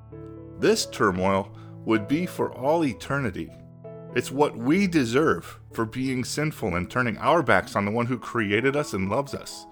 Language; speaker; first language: English; native; English